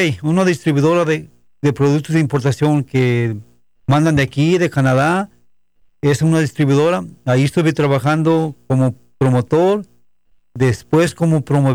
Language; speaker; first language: Spanish; native; Spanish